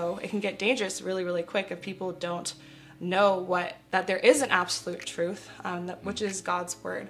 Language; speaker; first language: English; native; English